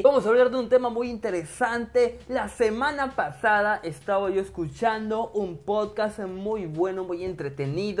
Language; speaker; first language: Spanish; native; Spanish